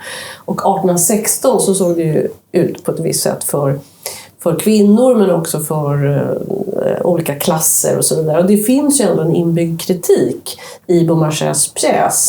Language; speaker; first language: Swedish; native; Swedish